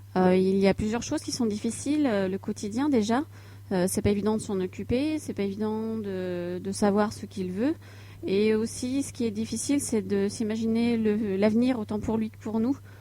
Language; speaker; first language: French; native; French